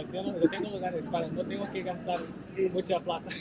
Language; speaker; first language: Spanish; non-native, fluent; Portuguese